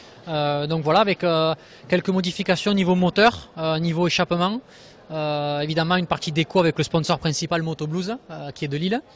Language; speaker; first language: French; native; French